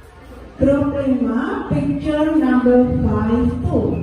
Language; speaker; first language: English; non-native, learner; Indonesian